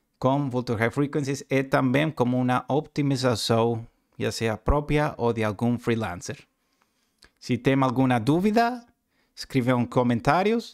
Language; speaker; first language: Portuguese; non-native, learner; Spanish